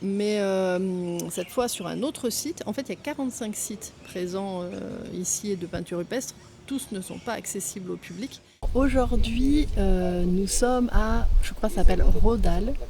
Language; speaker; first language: French; native; French